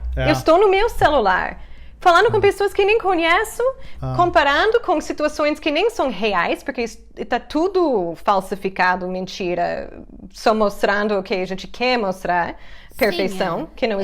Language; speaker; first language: Portuguese; non-native, fluent; English